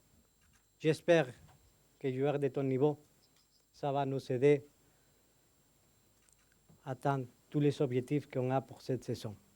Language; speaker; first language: French; non-native, fluent; Spanish